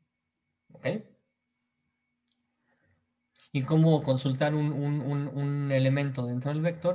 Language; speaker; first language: Spanish; native; Spanish